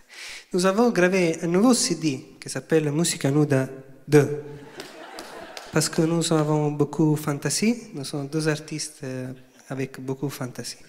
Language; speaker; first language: French; non-native, learner; Italian